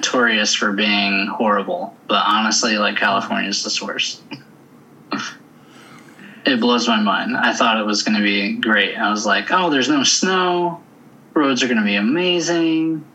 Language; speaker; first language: English; native; English